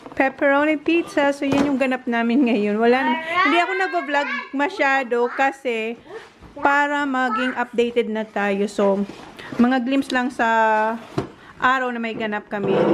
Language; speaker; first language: Filipino; non-native, local second language; Bikol